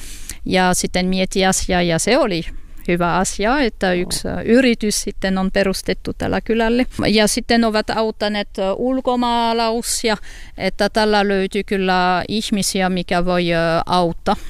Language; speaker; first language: Finnish; non-native, learner; French